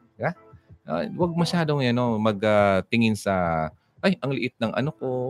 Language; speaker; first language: Filipino; non-native, local second language; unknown